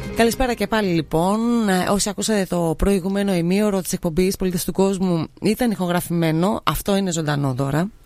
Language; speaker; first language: Greek; native; Greek